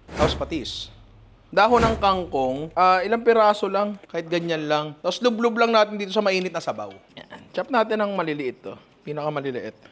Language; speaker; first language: Filipino; native; Filipino